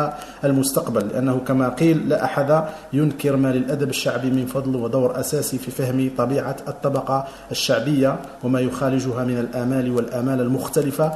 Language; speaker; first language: Arabic; native; Arabic